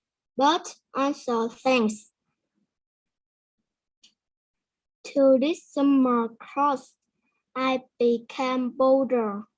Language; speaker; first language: English; non-native, learner; Vietnamese